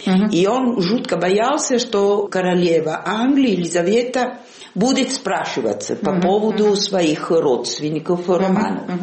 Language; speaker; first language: Russian; non-native, fluent; Italian